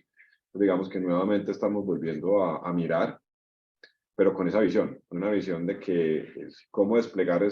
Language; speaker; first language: Spanish; native; Spanish